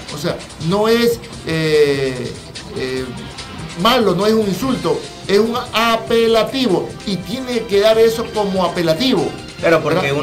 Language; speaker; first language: Spanish; native; Spanish